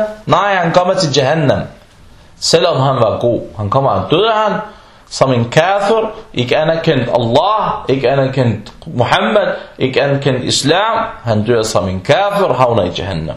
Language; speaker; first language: Danish; non-native, fluent; Arabic